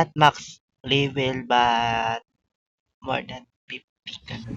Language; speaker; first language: English; non-native, local second language; Filipino